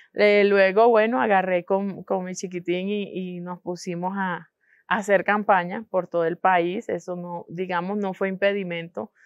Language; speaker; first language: Spanish; non-native, local second language; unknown